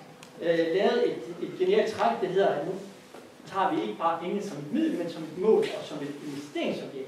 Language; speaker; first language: Danish; native; Danish